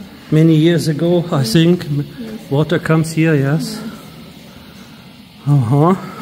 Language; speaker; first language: English; non-native, learner; German